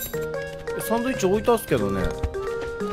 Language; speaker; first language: Japanese; native; Japanese